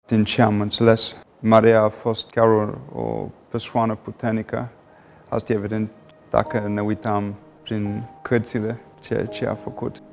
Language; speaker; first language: Romanian; non-native, fluent; English